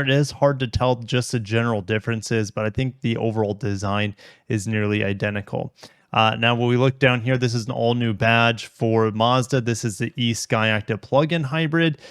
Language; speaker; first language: English; native; English